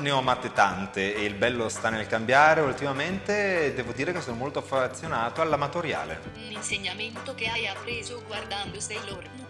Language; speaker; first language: Italian; native; Italian